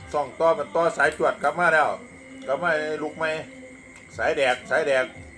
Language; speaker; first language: Thai; native; Thai